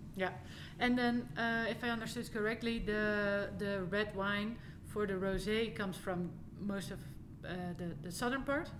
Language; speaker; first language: English; non-native, fluent; Dutch